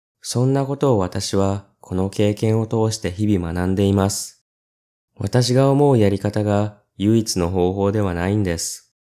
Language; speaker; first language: Japanese; native; Japanese